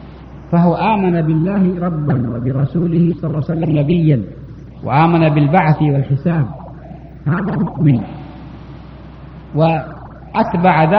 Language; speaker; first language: Arabic; native; Arabic